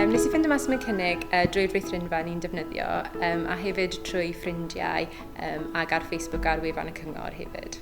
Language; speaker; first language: Welsh; native; Welsh